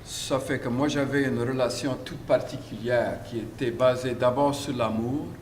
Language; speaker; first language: French; early bilingual, heritage; French